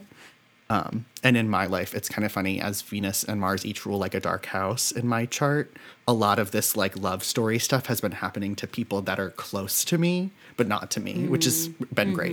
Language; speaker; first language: English; native; English